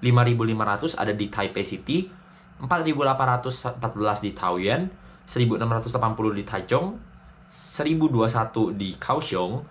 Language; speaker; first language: Indonesian; native; Indonesian